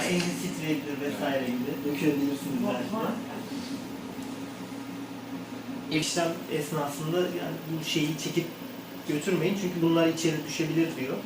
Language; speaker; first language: Turkish; native; Turkish